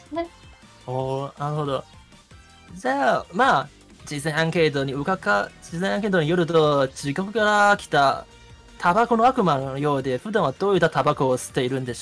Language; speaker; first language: Japanese; native; Japanese